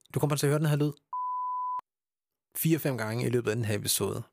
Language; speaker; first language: Danish; early bilingual, other home language; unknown